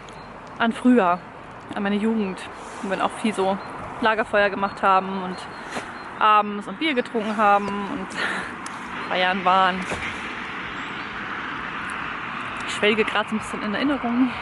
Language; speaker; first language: German; native; German